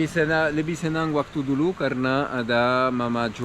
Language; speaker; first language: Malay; non-native, fluent; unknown